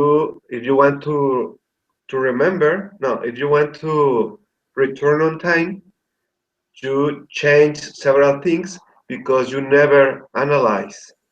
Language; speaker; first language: English; non-native, learner; Spanish